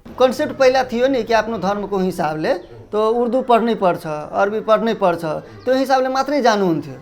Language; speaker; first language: Nepali; non-native, local second language; Maithili